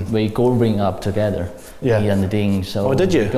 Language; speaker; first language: English; non-native, learner; Chinese